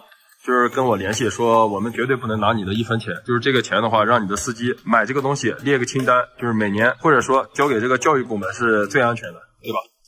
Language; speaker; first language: Chinese; native; Chinese